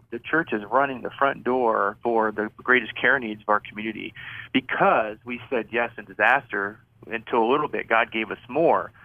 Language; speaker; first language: English; native; English